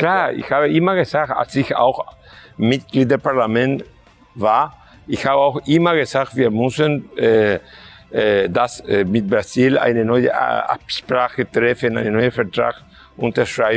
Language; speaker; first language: German; non-native, fluent; Spanish